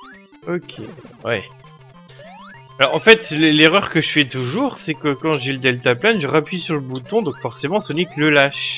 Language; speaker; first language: French; native; French